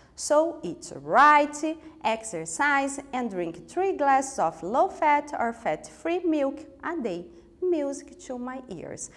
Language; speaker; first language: English; non-native, fluent; Portuguese